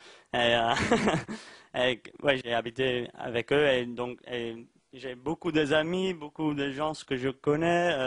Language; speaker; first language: French; non-native, learner; Dutch